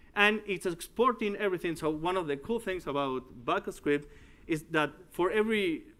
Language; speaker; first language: English; non-native, fluent; Spanish